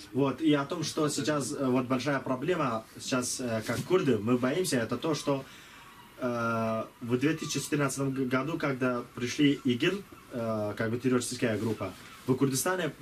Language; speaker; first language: Russian; non-native, learner; Kurdish